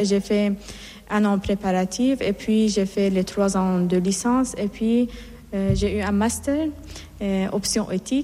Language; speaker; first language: French; non-native, fluent; Assyrian Neo-Aramaic